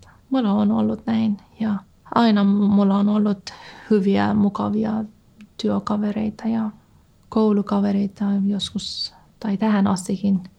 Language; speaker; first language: Finnish; non-native, fluent; Persian